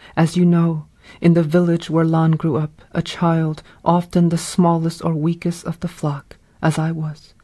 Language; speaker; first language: English; early bilingual, other home language; Vietnamese